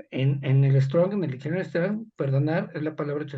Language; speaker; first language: Spanish; native; Spanish